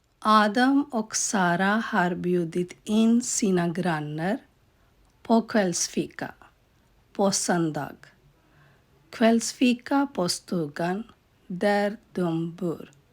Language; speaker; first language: Swedish; non-native, fluent; Urdu